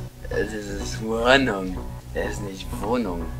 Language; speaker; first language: German; native; German